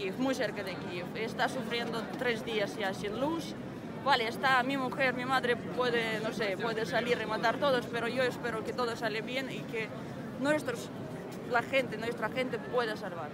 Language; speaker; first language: Spanish; non-native, learner; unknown